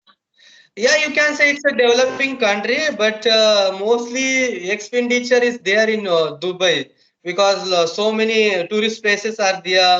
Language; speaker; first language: English; non-native, local second language; Marathi